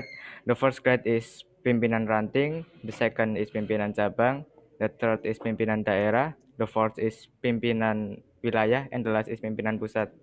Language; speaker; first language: English; non-native, learner; Indonesian